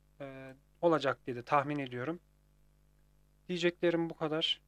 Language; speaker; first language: Turkish; native; Turkish